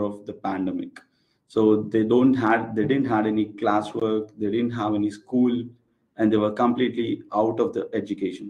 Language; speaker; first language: English; non-native, local second language; Telugu